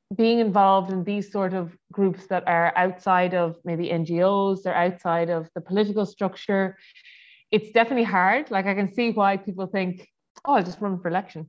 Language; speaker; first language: English; native; English